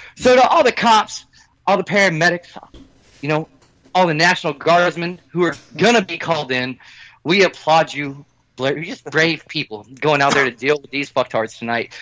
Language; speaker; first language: English; native; English